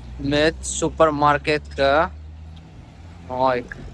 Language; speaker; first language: Armenian; non-native, learner; Hindi